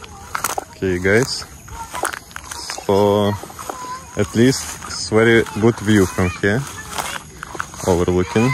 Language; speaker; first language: English; non-native, learner; Russian